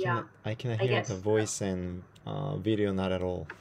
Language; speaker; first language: English; non-native, fluent; Korean